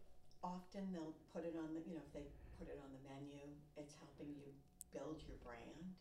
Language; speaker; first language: English; native; English